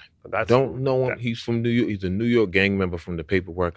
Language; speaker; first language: English; native; English